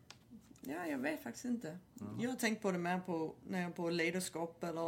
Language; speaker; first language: Swedish; non-native, fluent; English